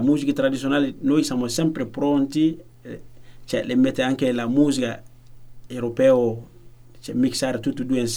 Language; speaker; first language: Italian; non-native, learner; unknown